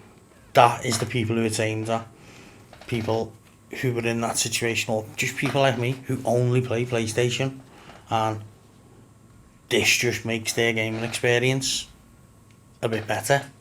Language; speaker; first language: English; native; English